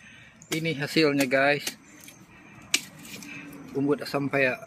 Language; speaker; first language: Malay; non-native, local second language; Iban